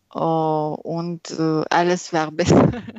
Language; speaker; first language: German; non-native, learner; French